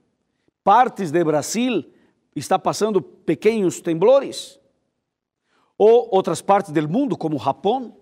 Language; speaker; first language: Spanish; non-native, fluent; Portuguese